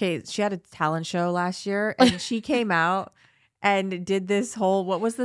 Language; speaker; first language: English; native; English